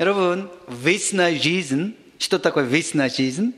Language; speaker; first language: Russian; non-native, learner; Korean